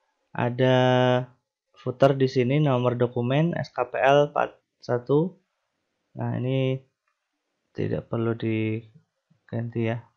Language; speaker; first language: Indonesian; native; Indonesian